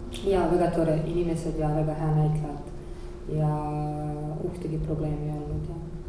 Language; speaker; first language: Estonian; non-native, learner; Croatian